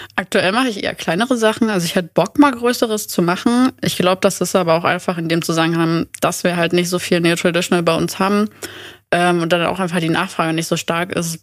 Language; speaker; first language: German; native; German